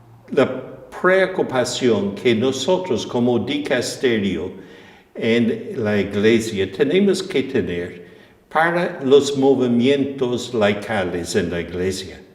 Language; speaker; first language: Spanish; non-native, fluent; English